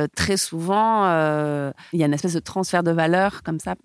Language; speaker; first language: French; native; French